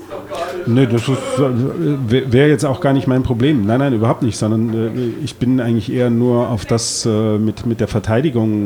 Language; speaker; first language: German; native; German